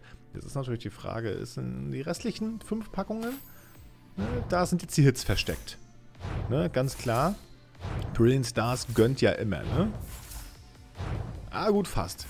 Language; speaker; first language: German; native; German